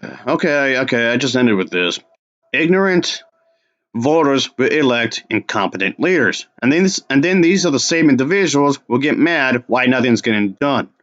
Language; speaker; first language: English; native; English